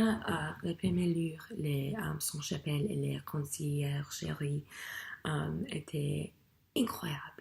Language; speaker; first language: French; non-native, learner; English